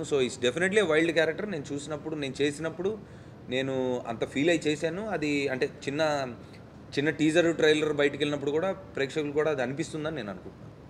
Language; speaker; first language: Telugu; native; Telugu